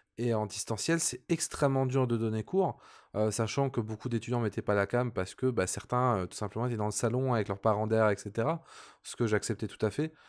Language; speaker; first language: French; native; French